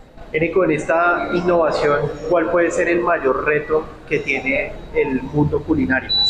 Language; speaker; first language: Spanish; native; Spanish